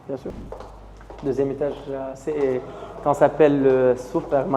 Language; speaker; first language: French; non-native, learner; Arabic